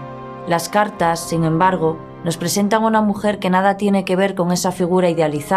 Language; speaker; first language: Spanish; native; Spanish